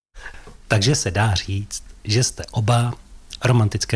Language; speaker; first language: Czech; native; Czech